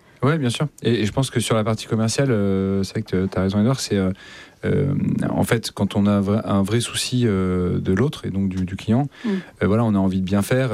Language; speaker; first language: French; native; French